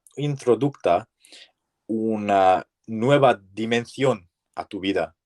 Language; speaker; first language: Spanish; non-native, learner; English